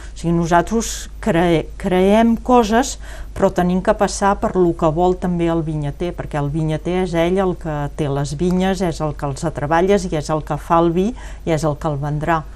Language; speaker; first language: Catalan; non-native, local second language; French